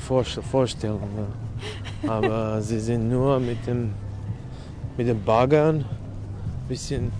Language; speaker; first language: German; non-native, fluent; Serbian